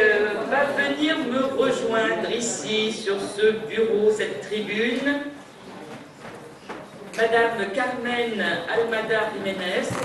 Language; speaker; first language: French; native; French